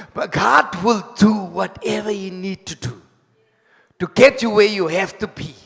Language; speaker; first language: English; non-native, local second language; Afrikaans